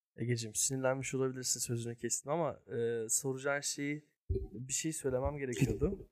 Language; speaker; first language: Turkish; early bilingual, heritage; Turkish